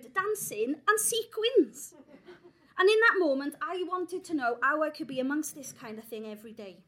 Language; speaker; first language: English; native; English